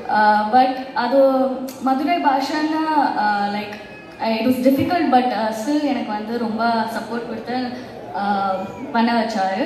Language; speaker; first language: Tamil; non-native, fluent; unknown